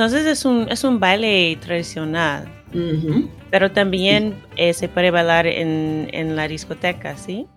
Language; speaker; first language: Spanish; non-native, fluent; English